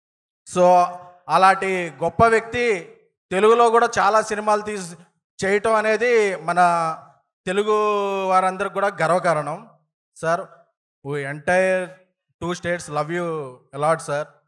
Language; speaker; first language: Telugu; native; Telugu